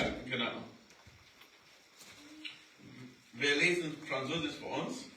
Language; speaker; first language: German; non-native, learner; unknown